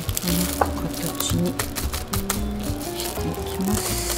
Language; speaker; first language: Japanese; native; Japanese